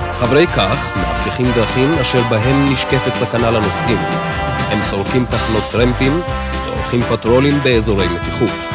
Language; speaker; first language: Hebrew; native; Hebrew